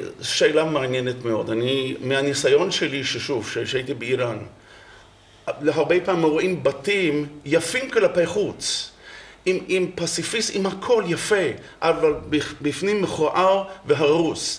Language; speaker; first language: Hebrew; non-native, fluent; English